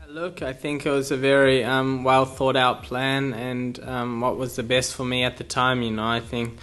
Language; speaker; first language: English; native; English